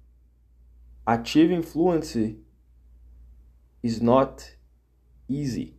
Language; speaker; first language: English; non-native, fluent; Portuguese